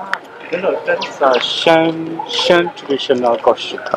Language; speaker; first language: English; non-native, fluent; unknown